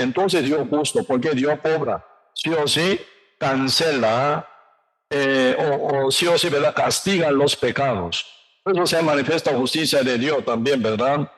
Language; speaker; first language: Spanish; non-native, learner; Korean